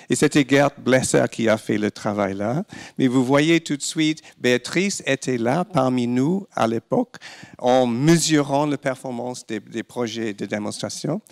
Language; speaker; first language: French; non-native, fluent; English